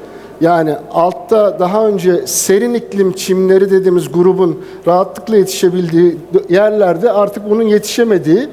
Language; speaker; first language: Turkish; native; Turkish